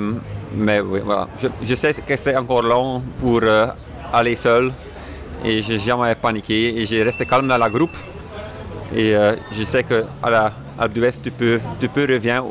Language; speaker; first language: French; non-native, fluent; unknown